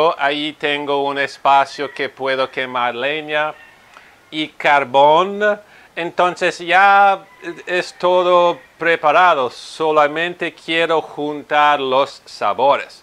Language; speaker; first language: Spanish; non-native, fluent; Italian